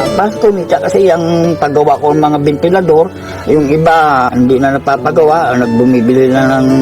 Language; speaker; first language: Filipino; native; Filipino